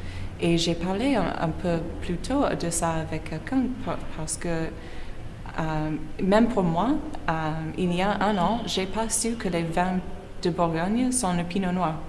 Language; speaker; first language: French; non-native, learner; English